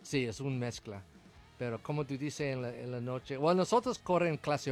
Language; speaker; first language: Spanish; non-native, learner; English